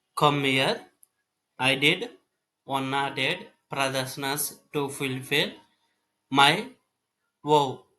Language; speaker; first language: English; non-native, local second language; Telugu